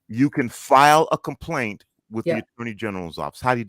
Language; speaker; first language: English; native; English